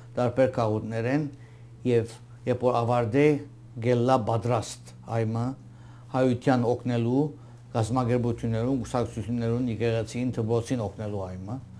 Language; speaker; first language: Armenian; early bilingual, heritage; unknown